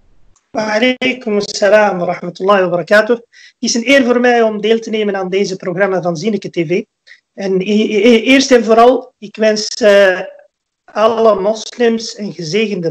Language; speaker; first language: Dutch; early bilingual, other home language; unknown